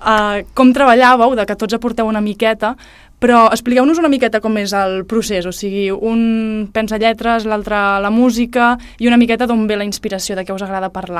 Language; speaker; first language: Catalan; native; Catalan